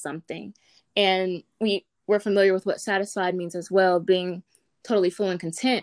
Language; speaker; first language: English; native; English